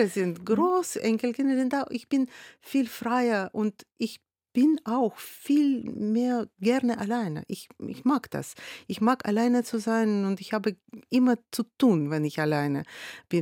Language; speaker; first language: German; non-native, fluent; Russian